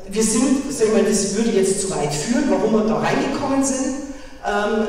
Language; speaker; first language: German; native; German